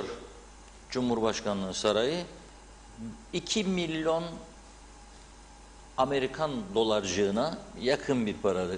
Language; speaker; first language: Turkish; native; Turkish